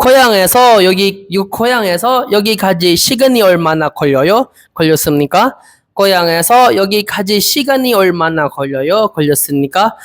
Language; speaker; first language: Korean; non-native, learner; Filipino